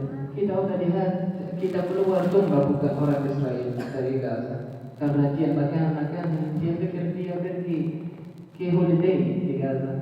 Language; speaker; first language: Indonesian; non-native, fluent; Arabic